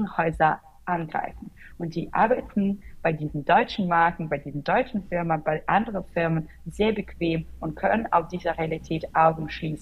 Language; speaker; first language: German; non-native, fluent; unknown